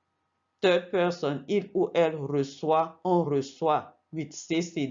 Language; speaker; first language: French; non-native, fluent; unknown